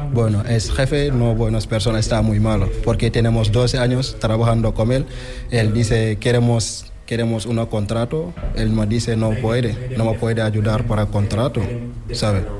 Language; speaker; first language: Spanish; non-native, learner; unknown